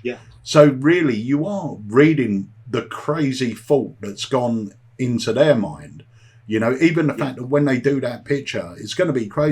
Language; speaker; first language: English; native; English